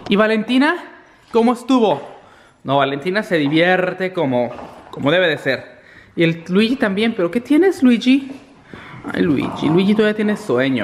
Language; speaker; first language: Spanish; native; Spanish